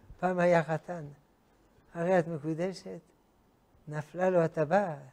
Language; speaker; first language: Hebrew; non-native, fluent; French